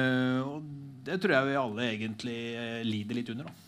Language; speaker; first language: Norwegian; native; Norwegian